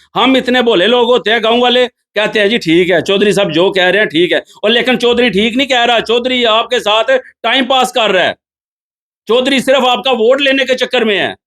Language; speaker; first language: Urdu; non-native, local second language; Punjabi